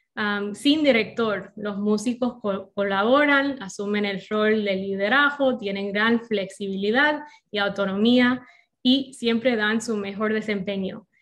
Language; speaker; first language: Spanish; non-native, fluent; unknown